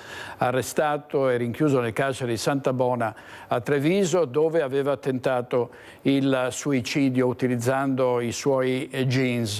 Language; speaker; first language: Italian; native; Italian